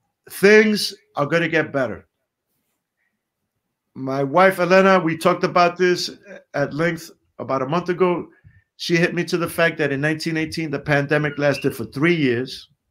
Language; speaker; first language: English; early bilingual, other home language; Spanish